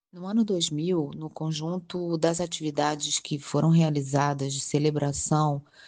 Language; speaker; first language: Portuguese; native; Portuguese